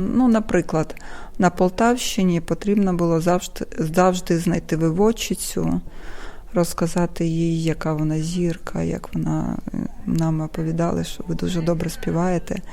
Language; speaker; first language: Ukrainian; native; Ukrainian